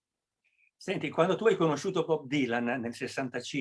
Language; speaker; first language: Italian; native; Italian